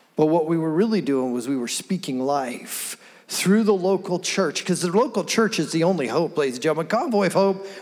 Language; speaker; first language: English; native; English